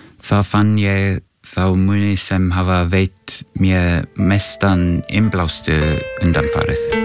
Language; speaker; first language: Icelandic; non-native, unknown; English